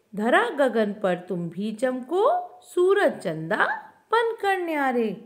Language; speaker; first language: Hindi; non-native, local second language; Kannada